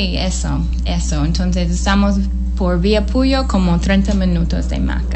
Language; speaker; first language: Spanish; non-native, fluent; English